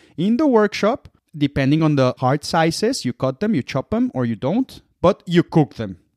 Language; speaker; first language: English; non-native, fluent; Spanish